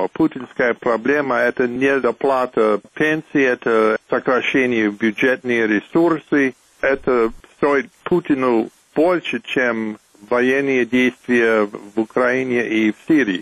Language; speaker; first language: Russian; non-native, fluent; English